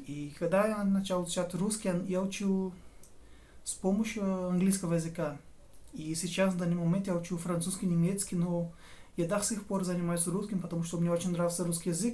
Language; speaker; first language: Russian; non-native, fluent; Portuguese